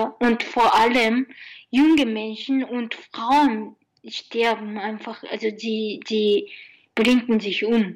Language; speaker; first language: German; non-native, learner; Japanese